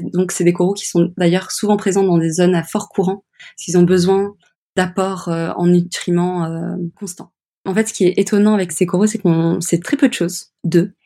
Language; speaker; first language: French; early bilingual, other home language; English